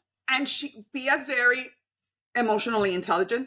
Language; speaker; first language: English; non-native, fluent; Spanish